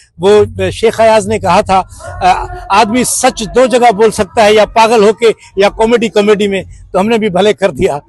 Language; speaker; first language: Urdu; non-native, local second language; Sindhi